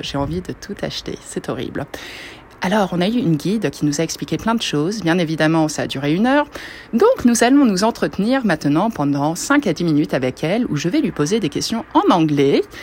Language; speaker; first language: French; native; French